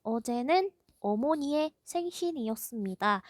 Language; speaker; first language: Korean; non-native, fluent; Indonesian